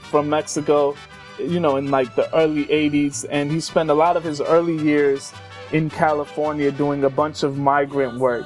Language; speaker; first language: English; early bilingual, other home language; Spanish